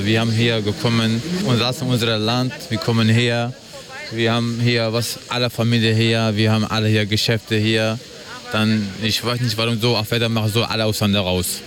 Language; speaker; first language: German; non-native, learner; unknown